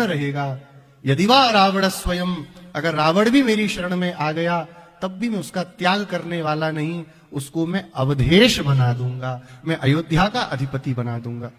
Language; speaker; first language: Hindi; native; Hindi